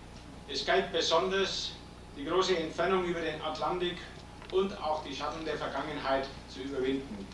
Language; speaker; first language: German; native; German